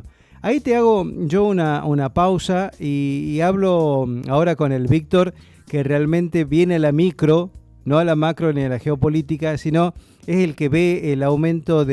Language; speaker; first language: Spanish; native; Spanish